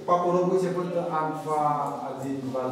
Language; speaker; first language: Russian; non-native, learner; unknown